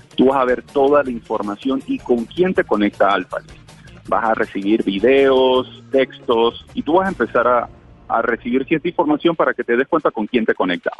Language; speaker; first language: Spanish; native; Spanish